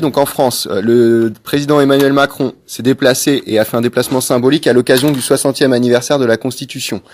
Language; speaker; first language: French; native; French